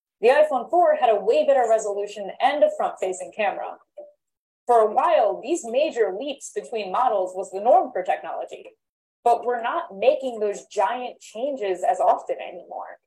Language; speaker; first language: English; native; English